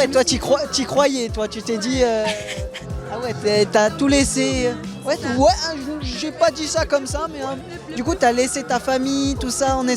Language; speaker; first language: French; native; French